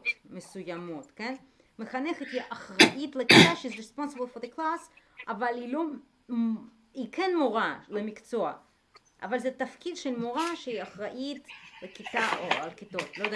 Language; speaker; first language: Hebrew; native; Hebrew